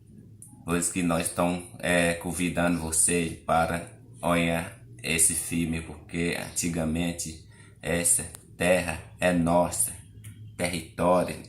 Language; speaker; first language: Portuguese; non-native, local second language; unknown